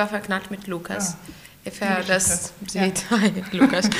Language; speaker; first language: German; early bilingual, other home language; Greek